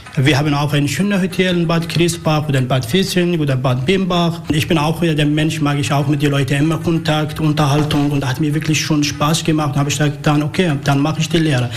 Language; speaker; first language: German; non-native, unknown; Arabic